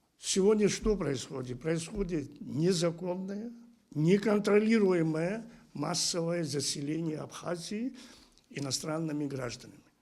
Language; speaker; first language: Russian; non-native, local second language; Abkhazian